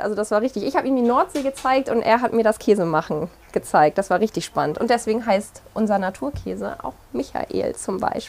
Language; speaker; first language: German; native; German